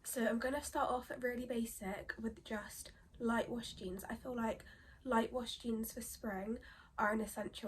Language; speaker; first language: English; native; English